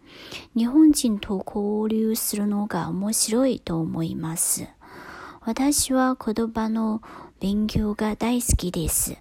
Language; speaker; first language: Japanese; non-native, fluent; Chinese